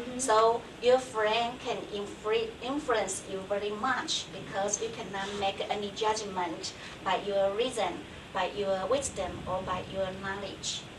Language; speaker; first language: English; non-native, learner; Chinese